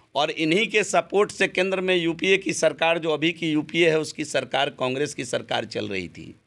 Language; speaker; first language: Hindi; native; Hindi